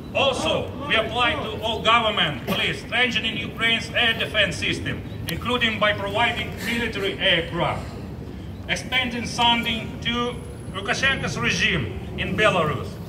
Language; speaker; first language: English; non-native, fluent; Ukrainian